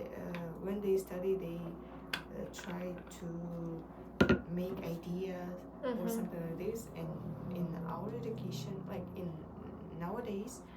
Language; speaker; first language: English; non-native, learner; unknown